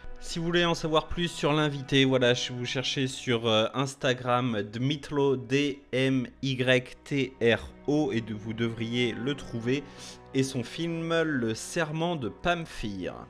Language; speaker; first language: French; native; French